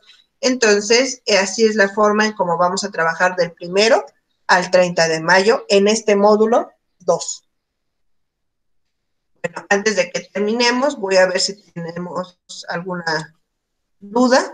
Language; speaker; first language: Spanish; native; Spanish